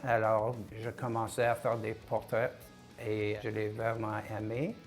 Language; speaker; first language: French; non-native, local second language; English